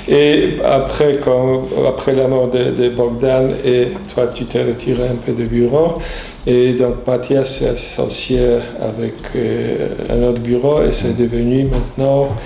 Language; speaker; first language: French; non-native, fluent; Polish